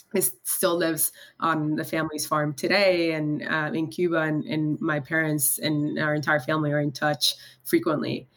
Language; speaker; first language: English; early bilingual, other home language; Spanish